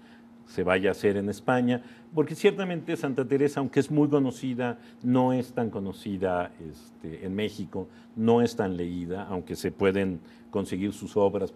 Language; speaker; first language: Spanish; native; Spanish